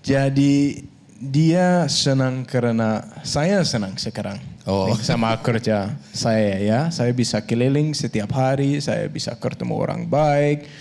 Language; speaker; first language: Indonesian; non-native, fluent; Danish